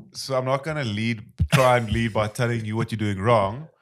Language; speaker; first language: English; non-native, local second language; Afrikaans